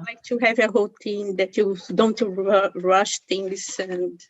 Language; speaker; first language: English; non-native, learner; Portuguese